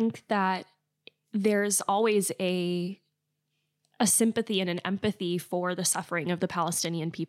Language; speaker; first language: English; native; English